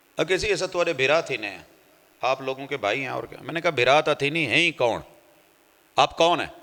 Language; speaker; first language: Urdu; non-native, local second language; Punjabi